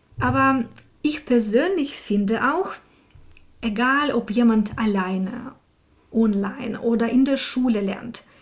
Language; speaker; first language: German; non-native, fluent; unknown